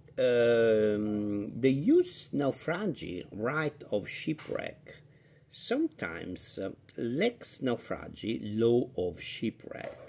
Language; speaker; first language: English; non-native, fluent; Italian